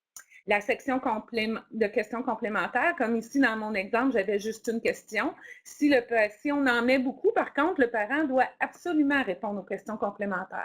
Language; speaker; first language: French; native; French